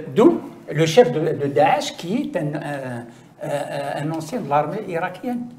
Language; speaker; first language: French; non-native, local second language; Arabic